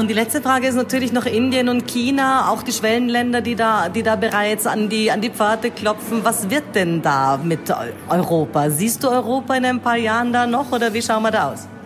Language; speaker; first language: German; native; German